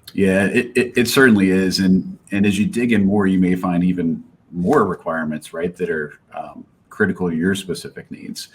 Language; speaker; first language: English; native; English